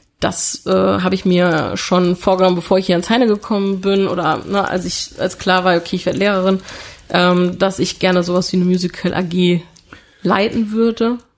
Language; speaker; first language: German; early bilingual, other home language; Italian